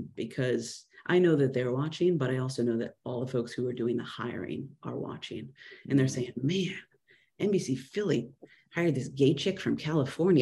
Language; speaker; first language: English; native; English